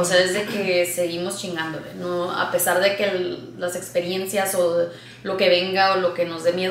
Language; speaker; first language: Spanish; early bilingual, heritage; Spanish